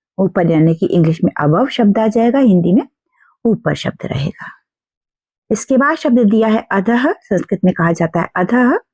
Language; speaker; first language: Hindi; native; Hindi